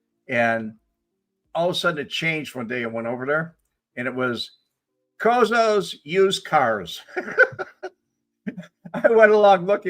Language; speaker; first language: English; native; English